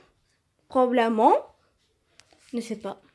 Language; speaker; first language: French; non-native, learner; Arabic